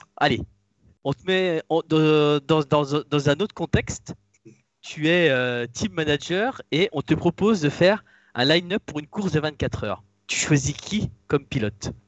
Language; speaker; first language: French; native; French